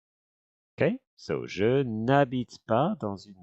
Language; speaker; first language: French; non-native, fluent; English